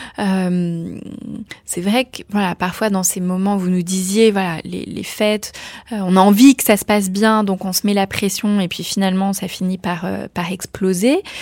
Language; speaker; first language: French; native; French